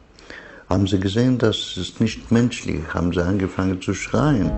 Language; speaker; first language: German; non-native, fluent; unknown